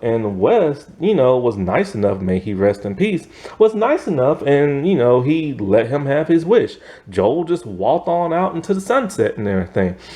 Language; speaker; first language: English; native; English